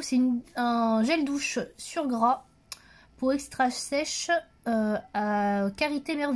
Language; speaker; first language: French; native; French